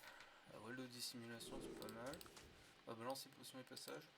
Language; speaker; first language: French; native; French